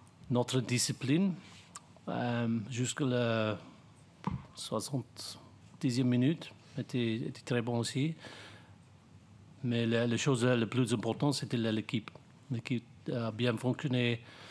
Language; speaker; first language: French; non-native, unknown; English